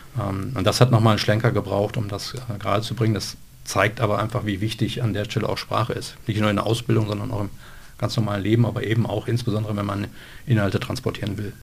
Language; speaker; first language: German; native; German